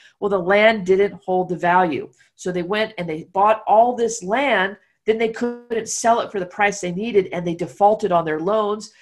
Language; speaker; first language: English; native; English